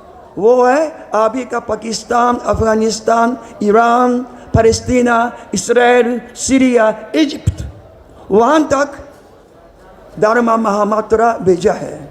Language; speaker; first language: Hindi; non-native, learner; Japanese